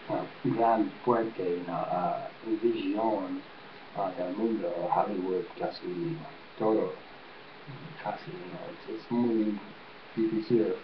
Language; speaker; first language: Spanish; non-native, learner; English